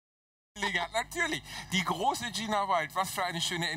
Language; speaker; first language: German; native; German